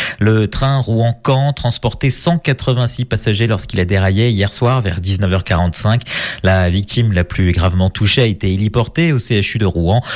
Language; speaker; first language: French; native; French